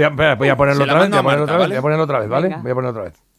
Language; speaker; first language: Spanish; native; Spanish